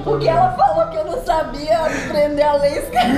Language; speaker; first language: Portuguese; native; Portuguese